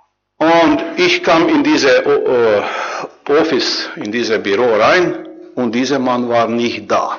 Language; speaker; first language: German; non-native, learner; Croatian